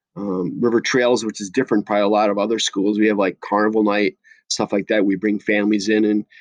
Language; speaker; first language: English; native; English